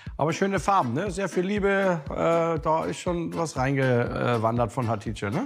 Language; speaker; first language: German; native; German